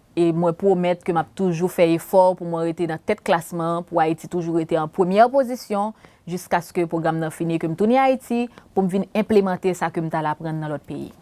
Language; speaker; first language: Haitian Creole; native; Haitian Creole